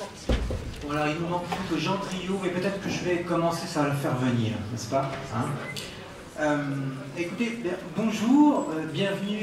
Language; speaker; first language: French; native; French